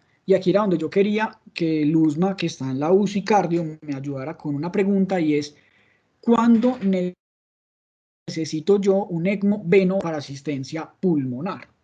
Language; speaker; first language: Spanish; native; Spanish